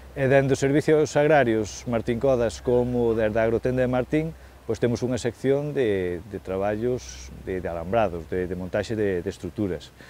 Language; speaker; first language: Galician; native; Galician